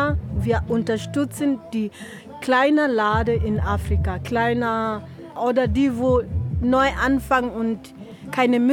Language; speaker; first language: German; non-native, learner; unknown